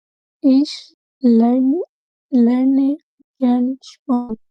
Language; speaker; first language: German; non-native, learner; Urdu